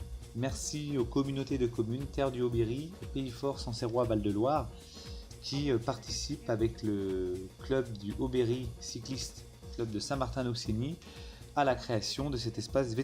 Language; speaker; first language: French; native; French